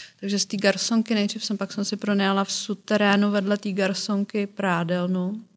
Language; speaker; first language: Czech; native; Czech